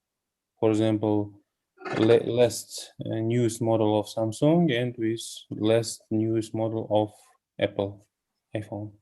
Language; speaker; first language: English; non-native, learner; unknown